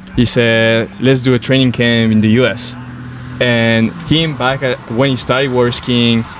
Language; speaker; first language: English; non-native, fluent; French